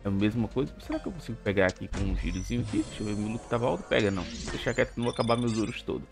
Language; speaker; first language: Portuguese; native; Portuguese